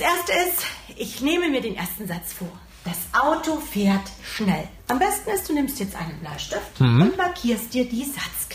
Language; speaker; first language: German; native; German